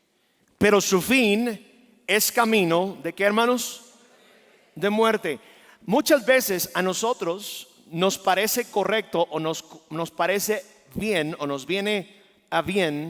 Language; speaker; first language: Spanish; native; Spanish